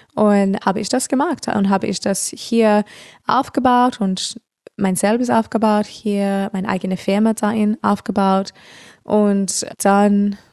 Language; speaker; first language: German; non-native, fluent; English